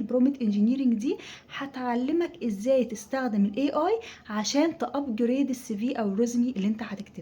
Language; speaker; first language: Arabic; native; Arabic